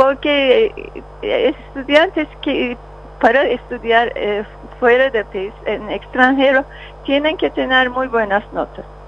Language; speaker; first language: Spanish; non-native, fluent; Turkish